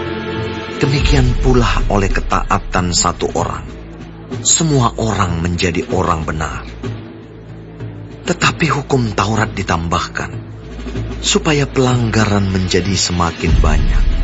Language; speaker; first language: Indonesian; native; Indonesian